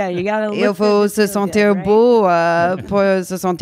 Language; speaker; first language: French; non-native, learner; English